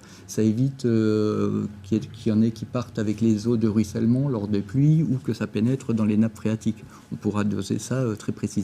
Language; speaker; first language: French; native; French